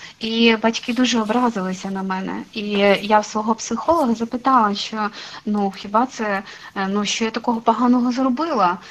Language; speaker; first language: Ukrainian; non-native, local second language; Russian